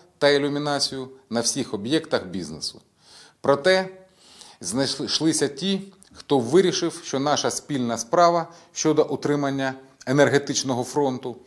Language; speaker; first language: Ukrainian; non-native, local second language; Russian